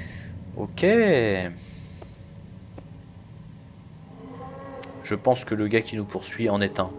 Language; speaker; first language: French; native; French